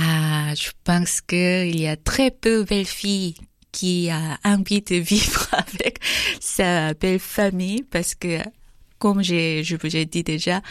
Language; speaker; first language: French; non-native, fluent; Korean